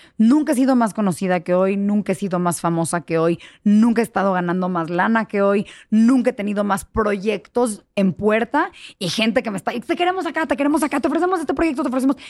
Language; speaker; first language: Spanish; early bilingual, heritage; Spanish